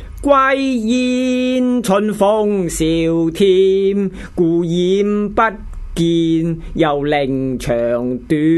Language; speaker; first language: Chinese; non-native, local second language; Cantonese